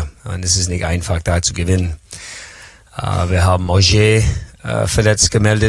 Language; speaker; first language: German; non-native, learner; English